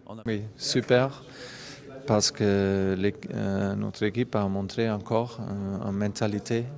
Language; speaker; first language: French; non-native, fluent; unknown